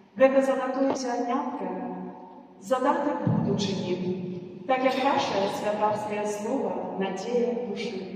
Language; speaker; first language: Belarusian; native; Belarusian